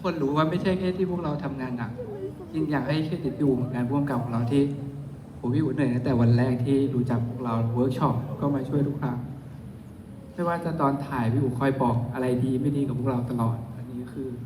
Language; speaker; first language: Thai; native; Thai